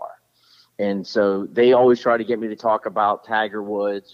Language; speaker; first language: English; native; English